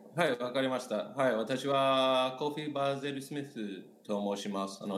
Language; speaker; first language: Japanese; non-native, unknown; English